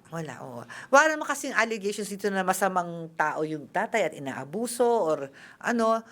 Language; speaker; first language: Filipino; native; Filipino